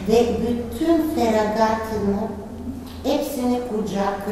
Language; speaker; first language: Turkish; non-native, fluent; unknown